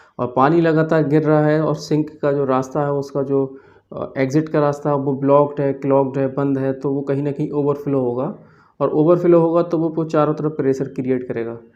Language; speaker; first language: Hindi; native; Hindi